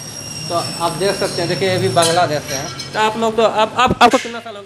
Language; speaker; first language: Hindi; native; Hindi